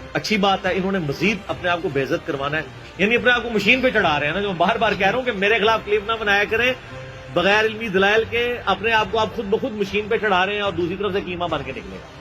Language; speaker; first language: Urdu; non-native, local second language; Punjabi